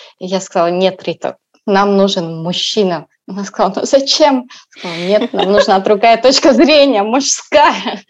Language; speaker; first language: Russian; native; Russian